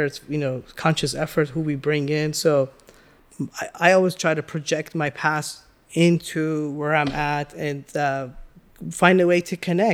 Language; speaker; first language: English; early bilingual, other home language; Persian